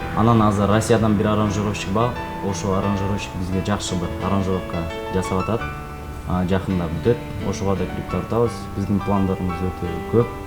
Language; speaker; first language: Kyrgyz; non-native, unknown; Russian